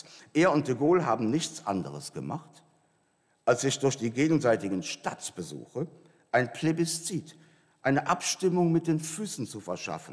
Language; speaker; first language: German; native; German